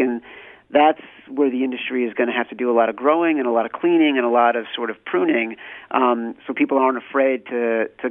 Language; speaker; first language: English; native; English